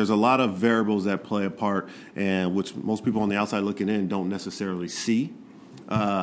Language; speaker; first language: English; native; English